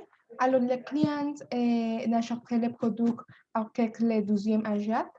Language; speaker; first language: French; non-native, learner; Spanish